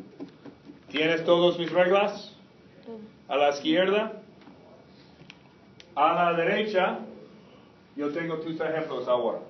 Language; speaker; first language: Spanish; non-native, fluent; English